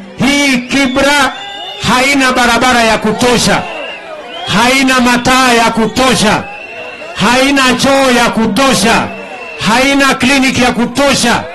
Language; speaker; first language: Swahili; non-native, local second language; Kalenjin